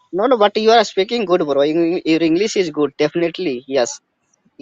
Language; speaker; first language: English; non-native, learner; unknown